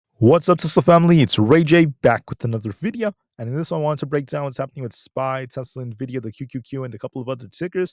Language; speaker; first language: English; native; English